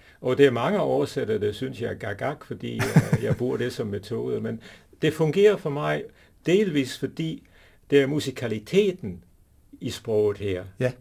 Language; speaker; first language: Danish; non-native, fluent; English